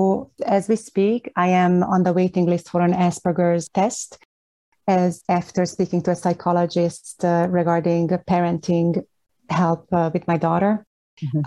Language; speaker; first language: English; non-native, fluent; Hungarian